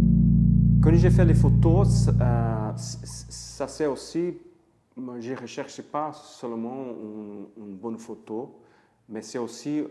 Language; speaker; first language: French; non-native, fluent; Portuguese